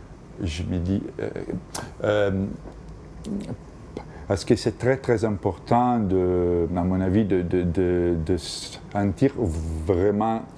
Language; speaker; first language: French; non-native, fluent; Italian